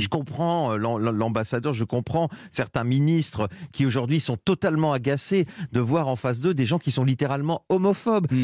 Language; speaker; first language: French; native; French